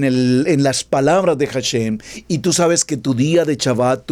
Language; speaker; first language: Spanish; native; Spanish